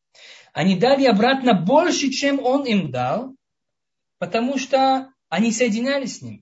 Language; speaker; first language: Russian; early bilingual, heritage; Russian